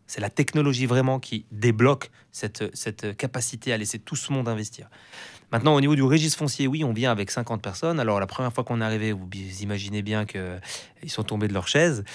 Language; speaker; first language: French; native; French